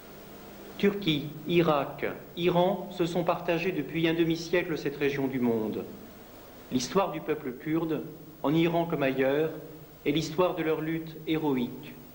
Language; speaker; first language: French; native; French